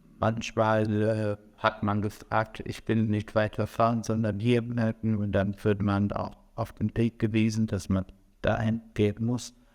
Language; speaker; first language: German; non-native, fluent; Arabic